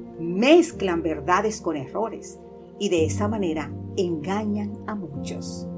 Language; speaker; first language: Spanish; native; Spanish